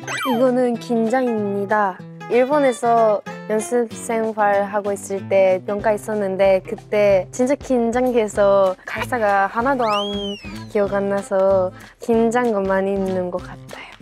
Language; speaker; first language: Korean; non-native, learner; Japanese